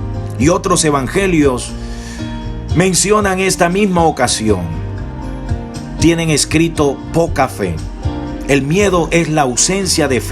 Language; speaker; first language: Spanish; native; Spanish